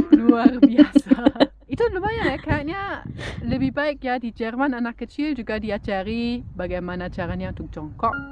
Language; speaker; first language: Indonesian; non-native, fluent; German